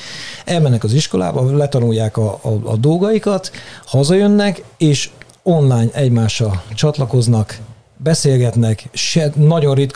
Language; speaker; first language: Hungarian; native; Hungarian